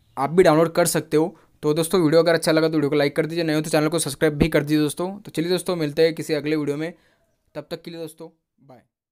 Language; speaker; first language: Hindi; non-native, local second language; Marathi